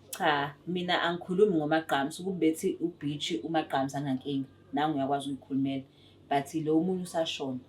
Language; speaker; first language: Zulu; native; Zulu